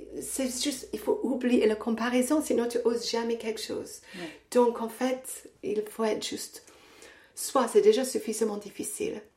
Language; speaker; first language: French; non-native, fluent; English